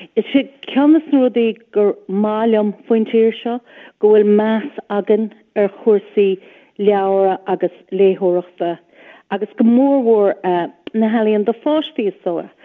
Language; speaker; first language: Irish; non-native, local second language; English